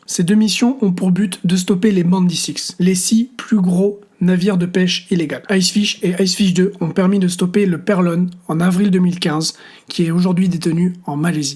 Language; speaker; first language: French; native; French